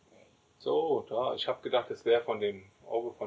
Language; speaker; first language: German; native; German